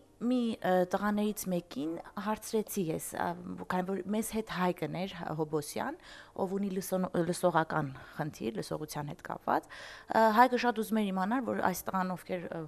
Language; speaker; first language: Armenian; early bilingual, heritage; Armenian